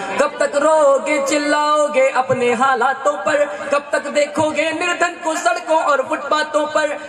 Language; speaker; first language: Hindi; native; Hindi